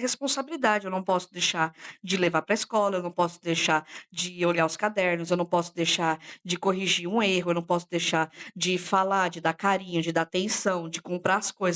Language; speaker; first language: Portuguese; native; Portuguese